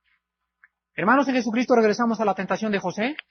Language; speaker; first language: Spanish; native; Spanish